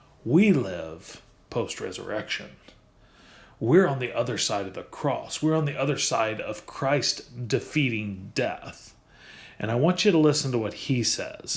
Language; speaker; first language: English; native; English